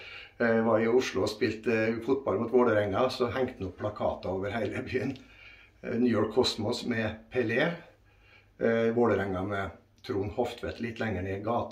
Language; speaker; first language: Norwegian; native; Norwegian